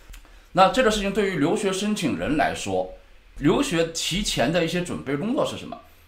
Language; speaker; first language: Chinese; native; Chinese